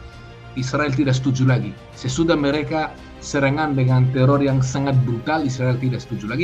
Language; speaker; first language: Indonesian; non-native, fluent; Hebrew